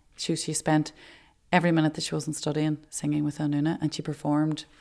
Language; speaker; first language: English; native; English